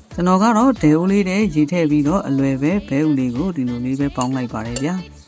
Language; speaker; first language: Burmese; native; Burmese